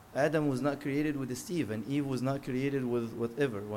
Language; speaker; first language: English; non-native, fluent; Arabic